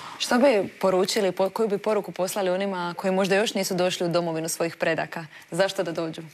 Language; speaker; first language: Croatian; native; Croatian